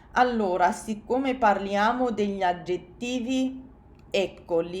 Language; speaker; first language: Italian; non-native, fluent; English